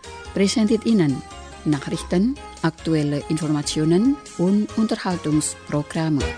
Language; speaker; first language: German; non-native, fluent; Indonesian